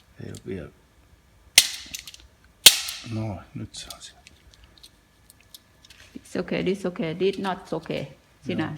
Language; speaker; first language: English; non-native, learner; Thai